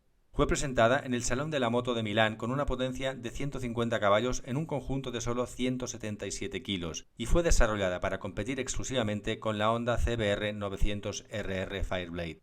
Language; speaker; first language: Spanish; native; Spanish